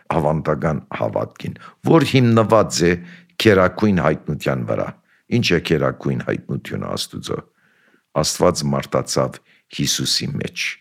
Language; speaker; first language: Armenian; early bilingual, heritage; Armenian